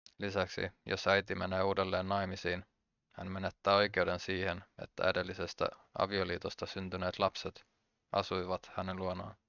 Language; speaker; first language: Finnish; native; Finnish